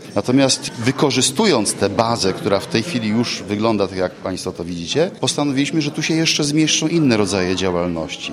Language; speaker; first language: Polish; native; Polish